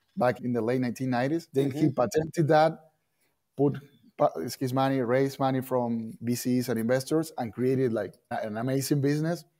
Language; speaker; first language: English; non-native, fluent; Spanish